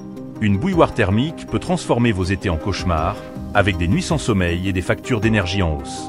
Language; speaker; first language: French; native; French